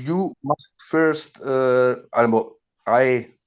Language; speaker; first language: English; non-native, learner; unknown